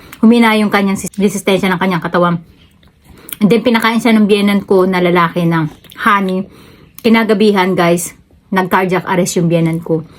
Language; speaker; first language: Filipino; native; Filipino